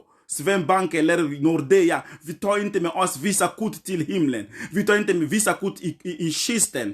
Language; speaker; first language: Swedish; non-native, fluent; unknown